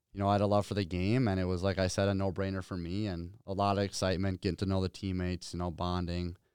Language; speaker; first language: English; native; English